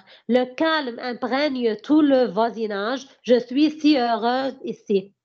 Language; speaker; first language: French; non-native, learner; Arabic